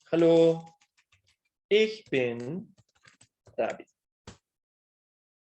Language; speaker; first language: German; non-native, fluent; Spanish